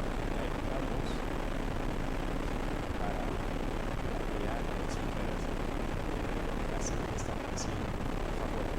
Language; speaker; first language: Spanish; non-native, fluent; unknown